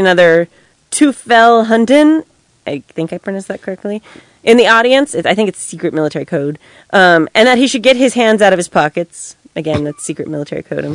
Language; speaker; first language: English; native; English